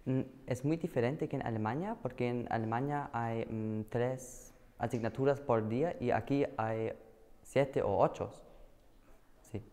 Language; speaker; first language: Spanish; non-native, learner; German